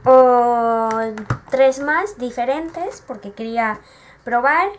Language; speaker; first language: Spanish; native; Spanish